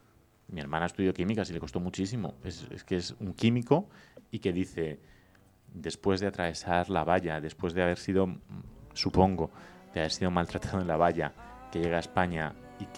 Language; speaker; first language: Spanish; native; Spanish